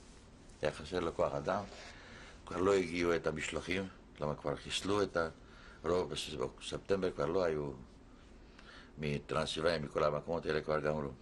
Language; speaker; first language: Hebrew; non-native, fluent; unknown